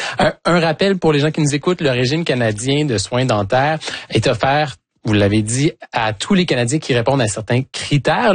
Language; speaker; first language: French; native; French